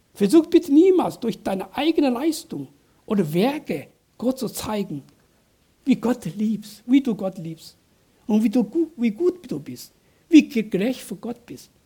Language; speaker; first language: German; non-native, fluent; Chinese